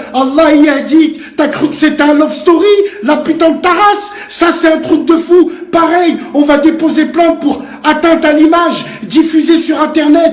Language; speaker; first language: French; native; French